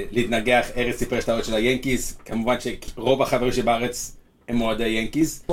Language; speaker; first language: Hebrew; early bilingual, other home language; English